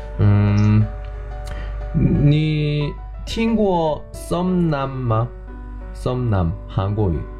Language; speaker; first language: Chinese; non-native, learner; Korean